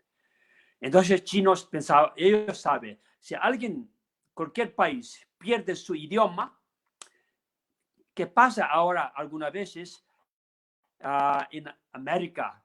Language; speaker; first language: Spanish; non-native, learner; Tibetan